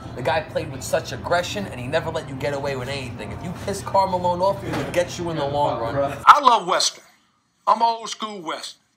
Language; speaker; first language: English; native; English